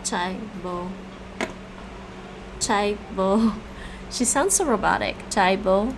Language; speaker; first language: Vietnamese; non-native, learner; English